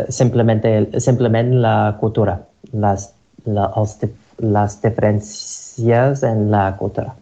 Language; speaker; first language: Catalan; non-native, learner; English